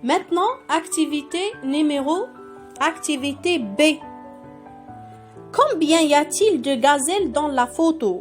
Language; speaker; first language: French; non-native, local second language; Arabic